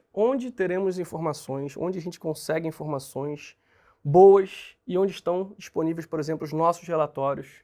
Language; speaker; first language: Portuguese; native; Portuguese